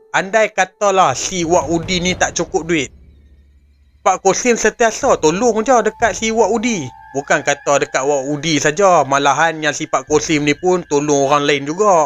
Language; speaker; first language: Malay; native; Malay